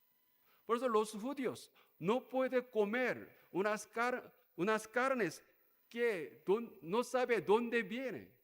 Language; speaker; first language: Spanish; non-native, learner; Korean